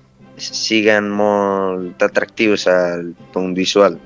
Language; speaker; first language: Catalan; early bilingual, other home language; Romanian